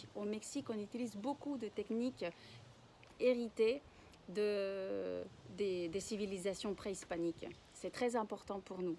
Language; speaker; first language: French; non-native, fluent; Spanish